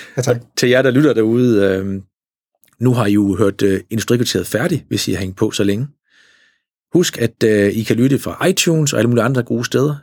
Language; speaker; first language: Danish; native; Danish